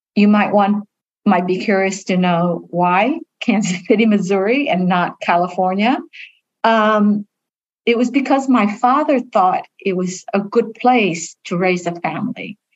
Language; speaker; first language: English; early bilingual, other home language; Vietnamese